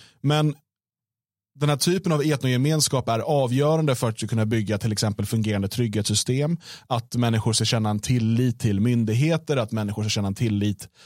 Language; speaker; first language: Swedish; native; Swedish